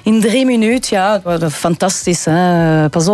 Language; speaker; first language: Dutch; non-native, local second language; French